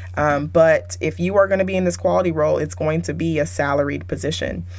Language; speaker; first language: English; native; English